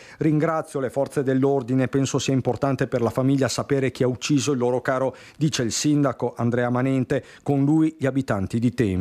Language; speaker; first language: Italian; native; Italian